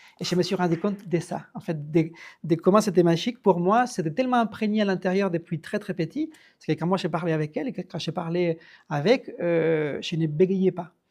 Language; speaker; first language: French; non-native, fluent; Spanish